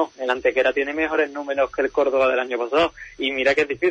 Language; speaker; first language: Spanish; native; Spanish